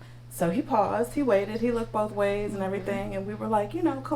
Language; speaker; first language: English; native; English